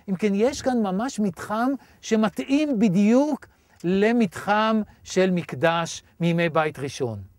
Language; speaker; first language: Hebrew; native; Hebrew